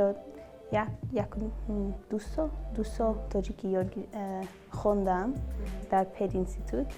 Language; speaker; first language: Persian; early bilingual, other home language; English